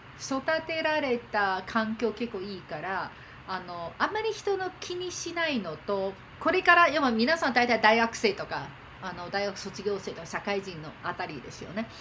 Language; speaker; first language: Japanese; non-native, fluent; Chinese